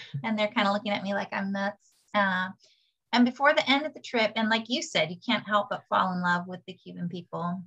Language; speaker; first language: English; native; English